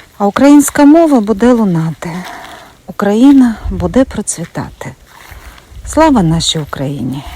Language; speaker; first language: Ukrainian; native; Ukrainian